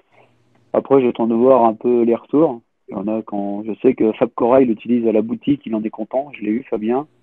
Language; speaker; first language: French; native; French